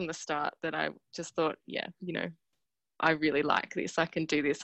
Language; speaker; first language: English; native; English